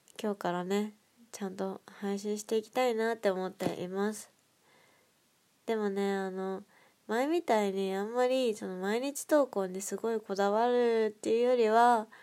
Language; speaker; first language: Japanese; native; Japanese